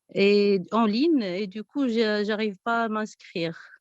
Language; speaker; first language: French; non-native, local second language; Arabic